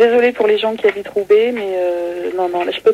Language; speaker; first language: French; native; French